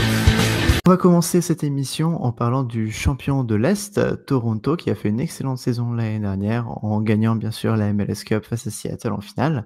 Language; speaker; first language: French; native; French